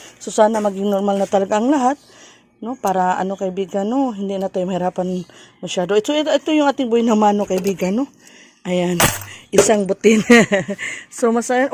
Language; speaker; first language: Filipino; non-native, local second language; Cebuano